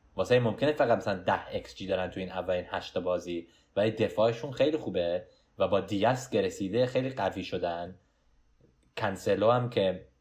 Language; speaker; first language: Persian; early bilingual, heritage; Persian